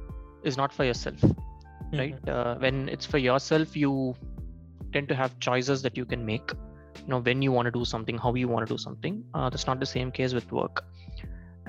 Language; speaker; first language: English; non-native, local second language; Tamil